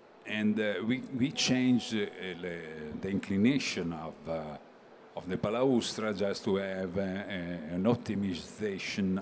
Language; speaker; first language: English; non-native, learner; Italian